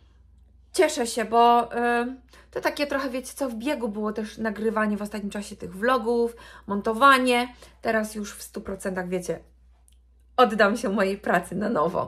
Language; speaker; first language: Polish; native; Polish